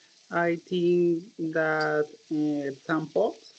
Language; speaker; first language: English; non-native, learner; Spanish